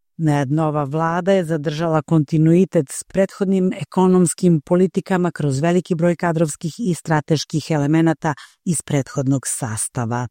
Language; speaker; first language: Croatian; native; Croatian